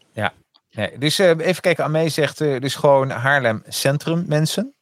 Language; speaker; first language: Dutch; native; Dutch